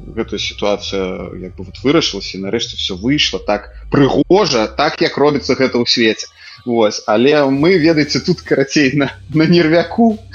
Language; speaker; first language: Belarusian; native; Belarusian